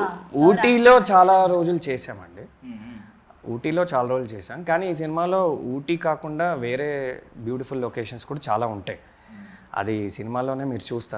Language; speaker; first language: Telugu; native; Telugu